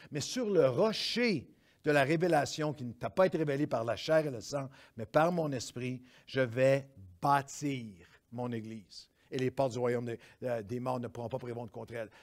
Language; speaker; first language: French; native; French